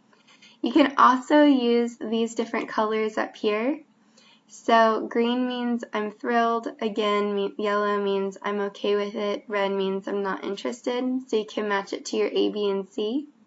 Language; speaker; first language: English; native; English